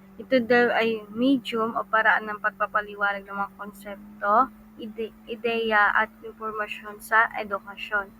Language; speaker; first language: Filipino; non-native, local second language; Cebuano